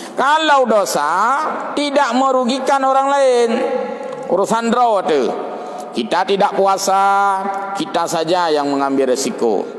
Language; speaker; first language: Malay; non-native, local second language; Achinese